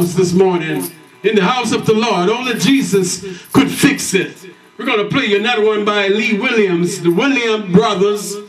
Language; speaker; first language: English; native; English